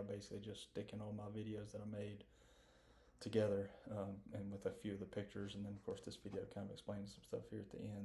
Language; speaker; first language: English; native; English